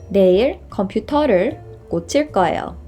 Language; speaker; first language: Korean; non-native, fluent; English